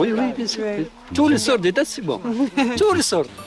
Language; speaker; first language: French; non-native, local second language; Arabic